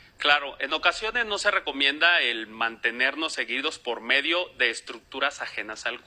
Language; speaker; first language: Spanish; native; Spanish